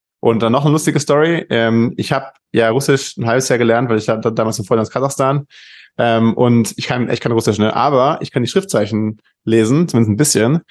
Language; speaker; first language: German; native; German